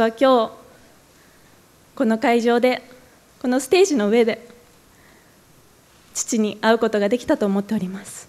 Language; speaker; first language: Japanese; native; Japanese